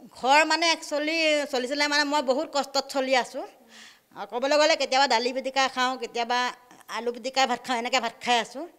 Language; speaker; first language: Assamese; native; Assamese